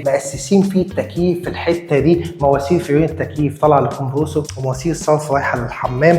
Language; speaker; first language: Arabic; native; Arabic